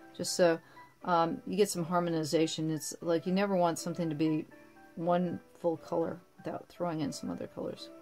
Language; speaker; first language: English; native; English